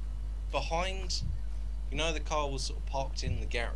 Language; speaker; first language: English; native; English